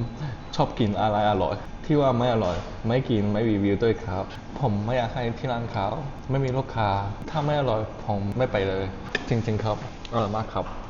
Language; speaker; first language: Thai; non-native, learner; Chinese